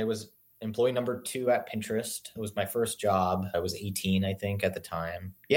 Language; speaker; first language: English; native; English